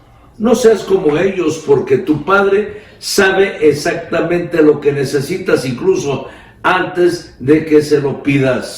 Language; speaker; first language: Spanish; native; Spanish